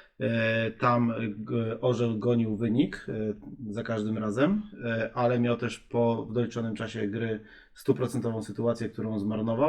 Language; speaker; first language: Polish; native; Polish